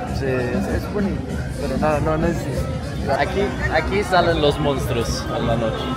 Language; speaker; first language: Spanish; non-native, learner; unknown